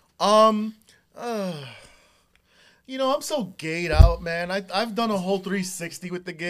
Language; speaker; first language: English; early bilingual, other home language; Spanish